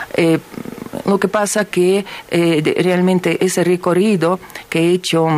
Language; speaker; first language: Spanish; non-native, fluent; Ukrainian